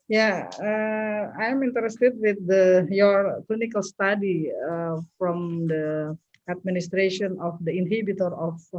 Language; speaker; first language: English; non-native, local second language; Indonesian